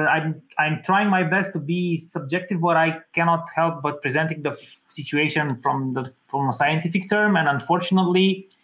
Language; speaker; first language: English; non-native, fluent; Romanian